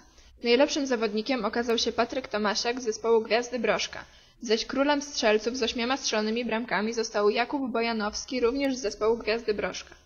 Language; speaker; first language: Polish; native; Polish